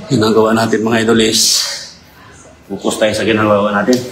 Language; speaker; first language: Filipino; native; Filipino